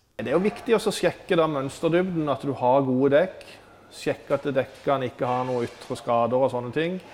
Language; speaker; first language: Norwegian; native; Norwegian